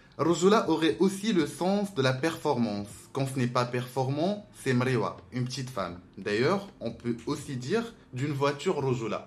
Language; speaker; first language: French; non-native, local second language; Arabic